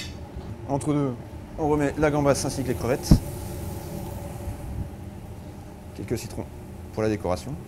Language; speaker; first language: French; native; French